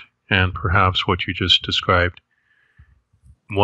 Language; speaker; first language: English; native; English